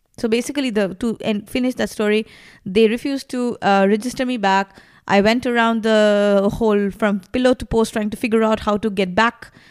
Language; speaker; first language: English; non-native, local second language; Bangla